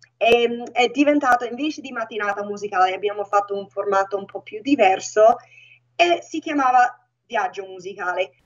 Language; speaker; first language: Italian; native; Italian